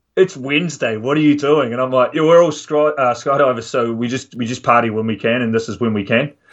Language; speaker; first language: English; native; English